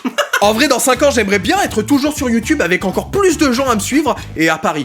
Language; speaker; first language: French; native; French